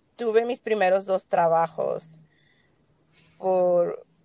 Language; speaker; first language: Spanish; early bilingual, heritage; Spanish